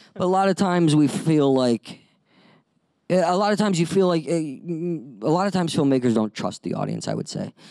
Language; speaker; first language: English; native; English